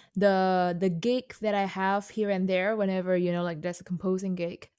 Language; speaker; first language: English; non-native, fluent; Indonesian